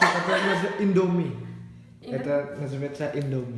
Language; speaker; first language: Russian; non-native, learner; Indonesian